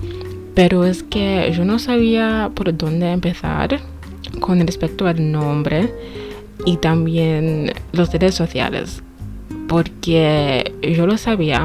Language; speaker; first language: Spanish; non-native, fluent; English